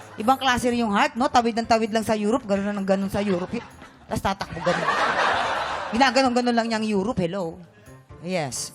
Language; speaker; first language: Filipino; native; Filipino